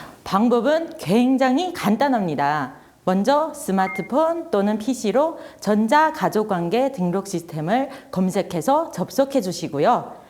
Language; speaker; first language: Korean; non-native, fluent; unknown